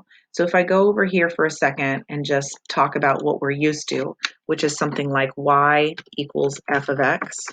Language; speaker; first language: English; native; English